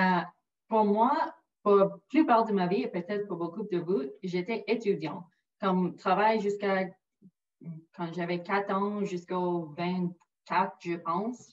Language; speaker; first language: French; non-native, local second language; English